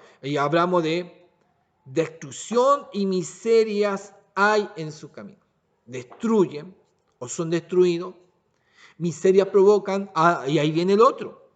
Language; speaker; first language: Spanish; native; Spanish